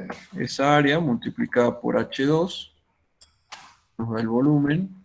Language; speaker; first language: Spanish; native; Spanish